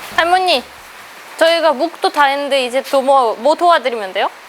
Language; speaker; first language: Korean; non-native, fluent; German